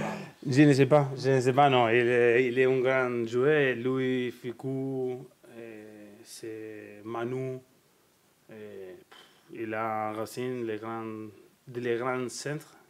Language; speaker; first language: French; non-native, learner; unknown